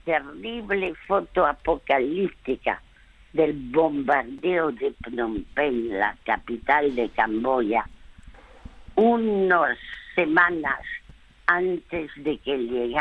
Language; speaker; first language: Spanish; early bilingual, other home language; French